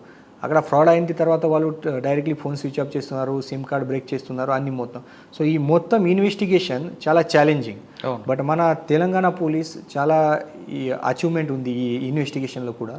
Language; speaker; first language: Telugu; non-native, learner; Marathi